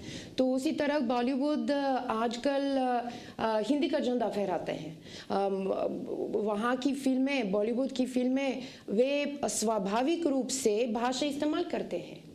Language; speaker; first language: Hindi; non-native, fluent; Bulgarian